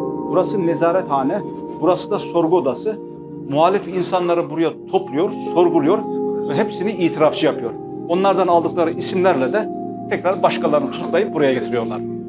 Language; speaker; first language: Turkish; native; Turkish